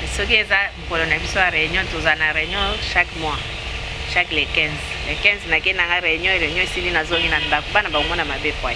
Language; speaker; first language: Lingala; non-native, local second language; Luba-Lulua